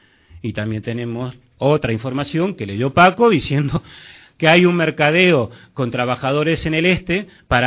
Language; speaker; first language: Spanish; native; Spanish